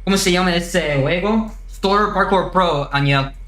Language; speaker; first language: Spanish; non-native, learner; English